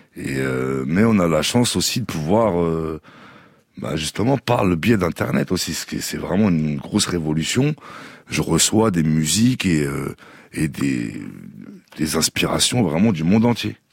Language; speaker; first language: French; native; French